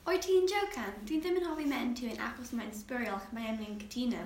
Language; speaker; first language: Welsh; non-native, learner; English